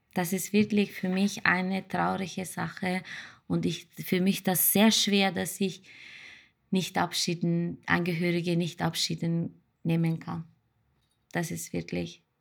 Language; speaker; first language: German; non-native, learner; Turkish